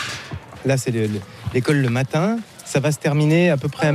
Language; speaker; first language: French; native; French